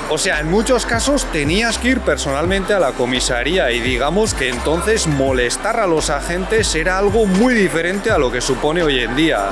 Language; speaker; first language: Spanish; native; Spanish